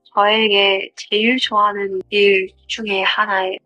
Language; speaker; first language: Korean; non-native, learner; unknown